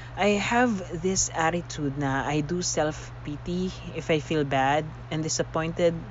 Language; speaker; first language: English; non-native, local second language; Filipino